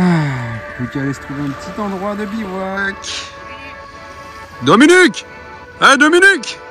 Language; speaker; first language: French; native; French